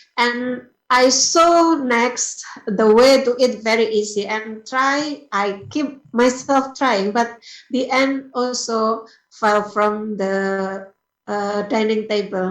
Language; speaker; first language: English; non-native, learner; Indonesian